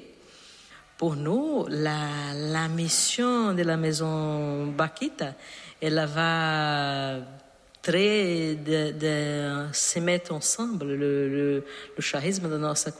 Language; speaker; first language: French; non-native, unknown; Portuguese